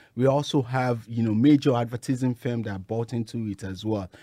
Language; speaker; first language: English; non-native, local second language; Yoruba